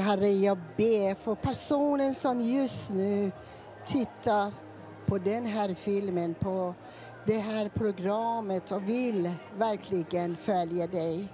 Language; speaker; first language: Swedish; non-native, fluent; Persian